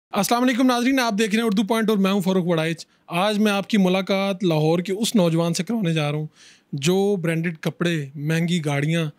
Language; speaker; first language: Urdu; non-native, local second language; Punjabi